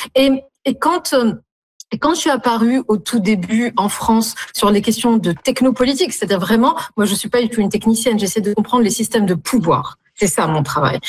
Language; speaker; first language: French; non-native, local second language; Arabic